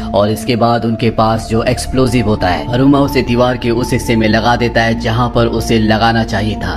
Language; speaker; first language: Hindi; native; Hindi